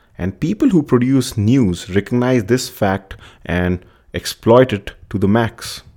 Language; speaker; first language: English; non-native, local second language; Hindi